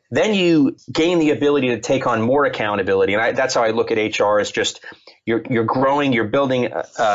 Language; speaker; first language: English; native; English